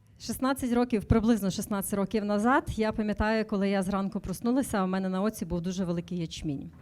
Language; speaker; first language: Ukrainian; native; Ukrainian